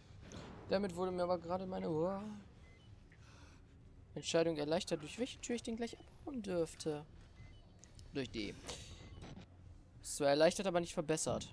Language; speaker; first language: German; native; German